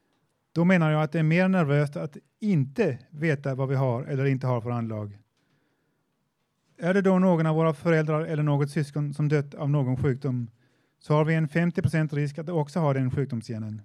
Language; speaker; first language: Swedish; native; Swedish